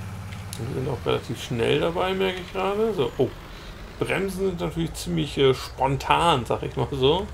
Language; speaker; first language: German; native; German